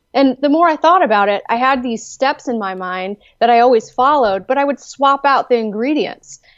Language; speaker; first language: English; native; English